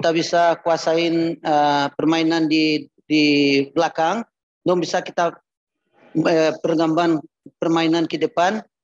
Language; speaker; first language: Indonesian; non-native, learner; Portuguese